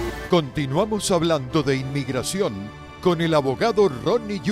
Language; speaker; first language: Spanish; native; Spanish